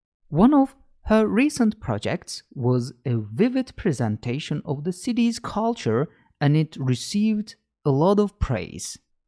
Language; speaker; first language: English; non-native, fluent; Turkish